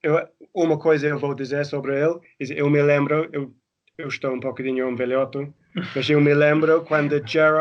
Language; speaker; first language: Portuguese; non-native, fluent; English